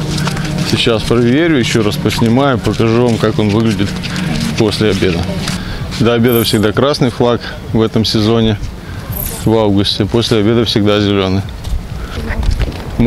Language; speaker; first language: Russian; native; Russian